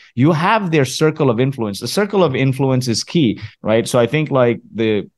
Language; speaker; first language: English; early bilingual, other home language; Arabic